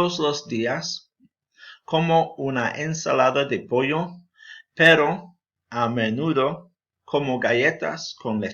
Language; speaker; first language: Spanish; non-native, fluent; English